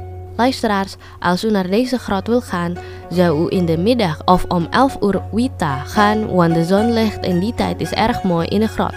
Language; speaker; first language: Dutch; non-native, fluent; Indonesian